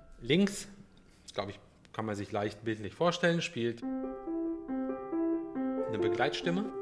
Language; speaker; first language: German; early bilingual, other home language; Russian